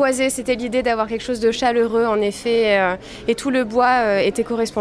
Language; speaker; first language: French; native; French